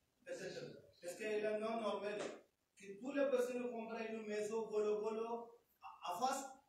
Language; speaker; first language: French; non-native, learner; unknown